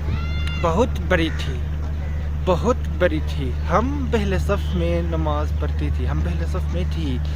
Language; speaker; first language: Hindi; non-native, fluent; Arabic